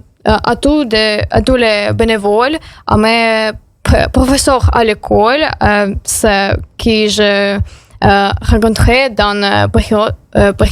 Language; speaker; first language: French; non-native, learner; Ukrainian